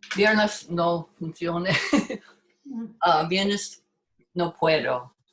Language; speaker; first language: Spanish; non-native, learner; English